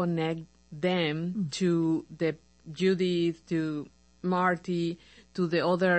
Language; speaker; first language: English; non-native, fluent; Spanish